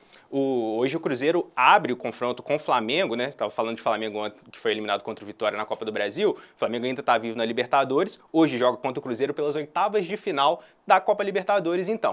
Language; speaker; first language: Portuguese; native; Portuguese